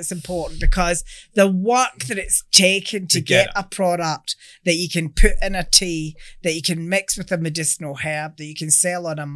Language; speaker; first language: English; native; English